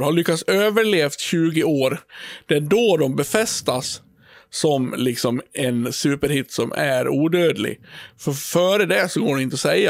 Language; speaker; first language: Swedish; native; Swedish